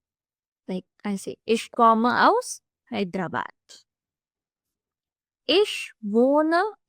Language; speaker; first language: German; non-native, fluent; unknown